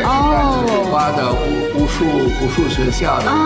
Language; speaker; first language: Chinese; non-native, fluent; Spanish